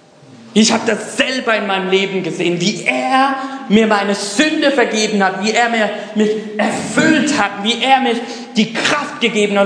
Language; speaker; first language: German; non-native, fluent; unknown